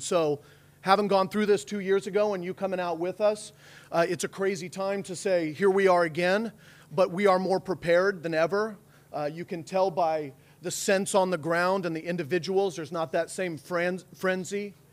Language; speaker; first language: English; native; English